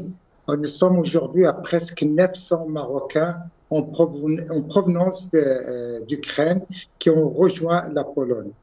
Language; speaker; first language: French; non-native, local second language; Arabic